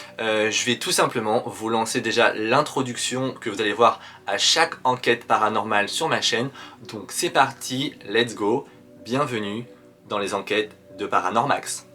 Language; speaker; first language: French; native; French